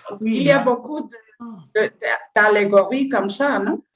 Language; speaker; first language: French; non-native, learner; Spanish